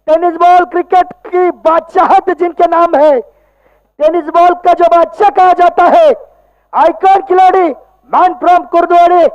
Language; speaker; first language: Hindi; non-native, local second language; Marathi